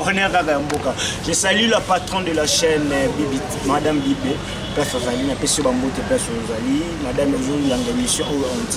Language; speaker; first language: French; non-native, local second language; Lingala